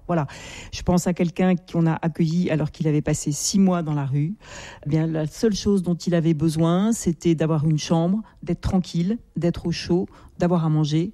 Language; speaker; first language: French; native; French